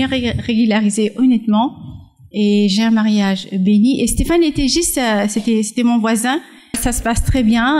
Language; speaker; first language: French; non-native, fluent; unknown